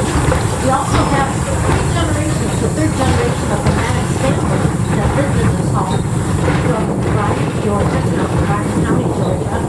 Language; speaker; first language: English; native; English